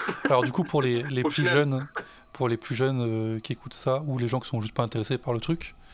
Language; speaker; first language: French; native; French